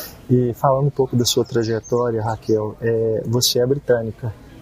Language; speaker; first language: Portuguese; native; Portuguese